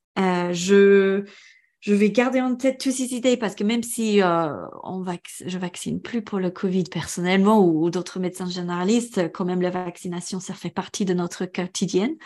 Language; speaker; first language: French; non-native, fluent; English